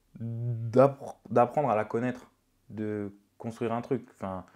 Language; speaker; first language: French; native; French